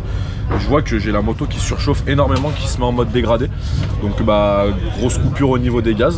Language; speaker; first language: French; native; French